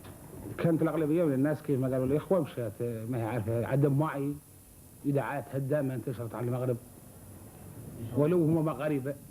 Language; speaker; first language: Arabic; native; Arabic